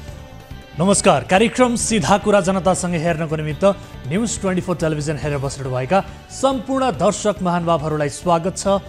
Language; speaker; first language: Nepali; native; Nepali